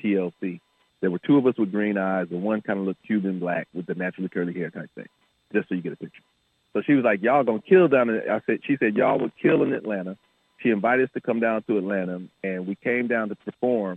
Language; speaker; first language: English; native; English